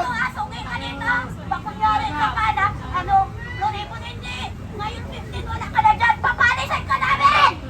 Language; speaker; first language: Filipino; non-native, local second language; Cebuano